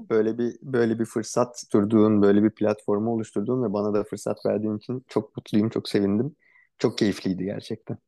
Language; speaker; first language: Turkish; native; Turkish